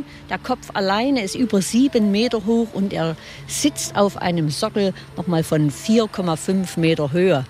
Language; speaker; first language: German; native; German